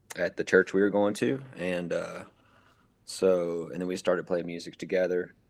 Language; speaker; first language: English; native; English